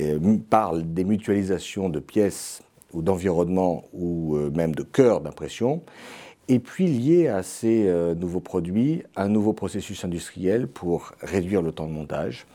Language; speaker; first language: French; native; French